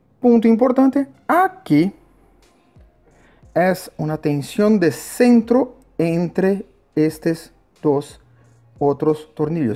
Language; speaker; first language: Spanish; non-native, learner; Portuguese